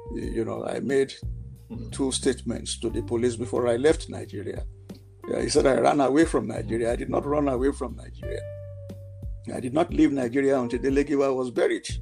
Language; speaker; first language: English; non-native, local second language; Yoruba